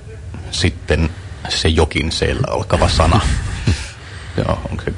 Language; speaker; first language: Finnish; native; Finnish